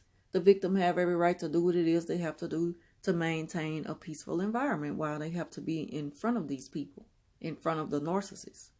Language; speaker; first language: English; native; English